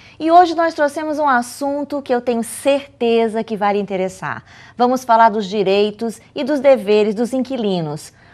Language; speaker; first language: Portuguese; native; Portuguese